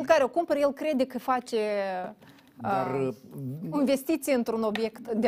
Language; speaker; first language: Romanian; native; Romanian